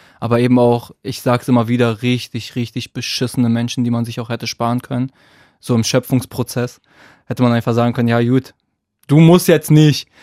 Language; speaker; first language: German; early bilingual, other home language; Arabic